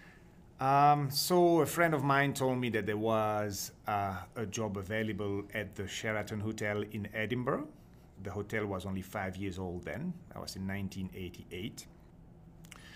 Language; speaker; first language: English; non-native, fluent; French